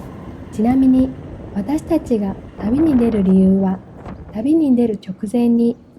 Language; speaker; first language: Japanese; non-native, fluent; Vietnamese